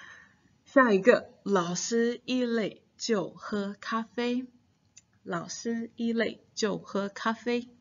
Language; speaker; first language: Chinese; non-native, fluent; English